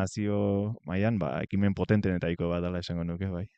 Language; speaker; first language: Basque; native; Basque